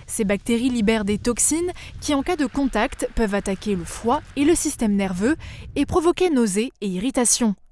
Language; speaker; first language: French; native; French